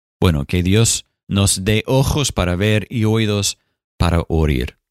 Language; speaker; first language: Spanish; non-native, fluent; English